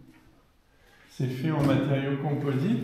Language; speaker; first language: French; native; French